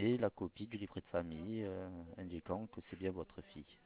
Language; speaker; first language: French; native; French